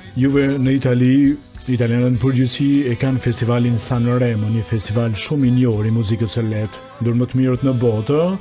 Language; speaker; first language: Albanian; native; Albanian